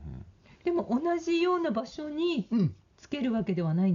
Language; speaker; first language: Japanese; native; Japanese